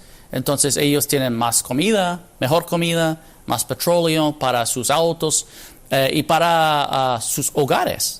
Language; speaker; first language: Spanish; non-native, fluent; English